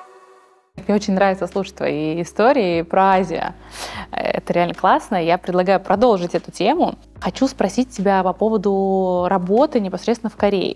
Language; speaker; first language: Russian; native; Russian